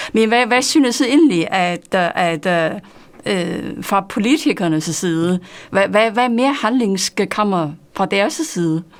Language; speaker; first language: Danish; non-native, fluent; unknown